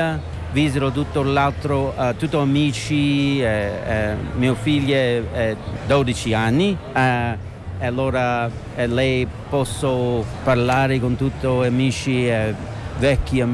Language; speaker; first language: Italian; non-native, learner; English